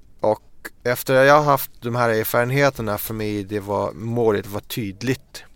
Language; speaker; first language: Swedish; non-native, fluent; Arabic